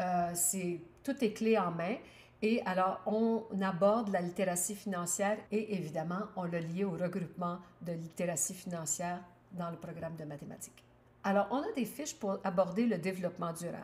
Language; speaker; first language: French; native; French